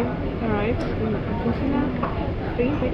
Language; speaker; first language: English; non-native, learner; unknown